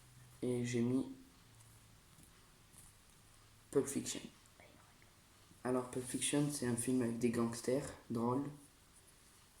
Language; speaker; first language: French; native; French